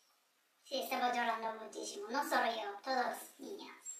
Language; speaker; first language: Spanish; non-native, learner; Japanese